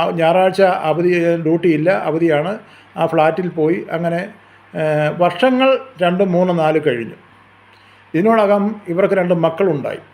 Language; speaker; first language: Malayalam; native; Malayalam